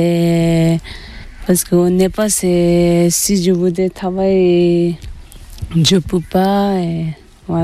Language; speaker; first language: French; non-native, learner; Tibetan